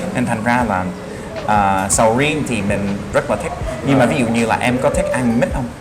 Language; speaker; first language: Vietnamese; non-native, fluent; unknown